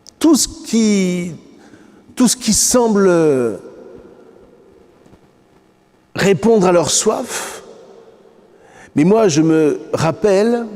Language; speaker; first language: French; native; French